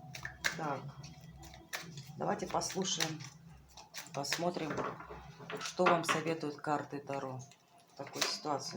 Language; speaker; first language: Russian; native; Russian